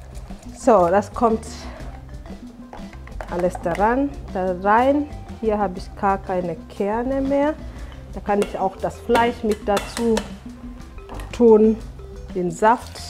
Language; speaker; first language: German; non-native, fluent; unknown